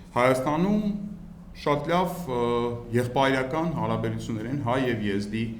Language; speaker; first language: Armenian; native; Armenian